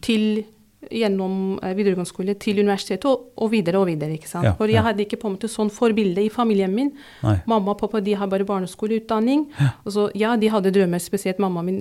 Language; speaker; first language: Norwegian; non-native, fluent; Turkish